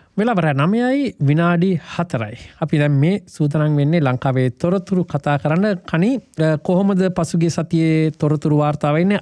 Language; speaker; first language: Sinhala; native; Sinhala